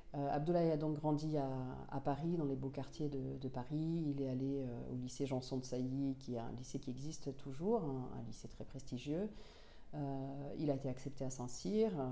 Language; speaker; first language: French; non-native, local second language; Finnish